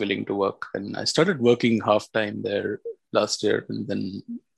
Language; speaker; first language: English; non-native, local second language; Marathi